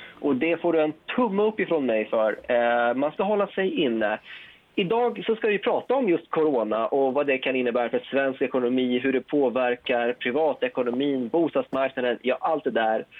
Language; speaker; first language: Swedish; native; Swedish